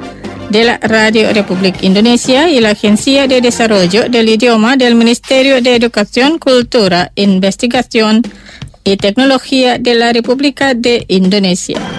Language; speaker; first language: Spanish; non-native, fluent; Indonesian